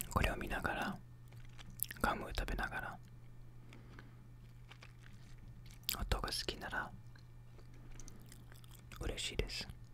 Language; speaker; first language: Japanese; non-native, learner; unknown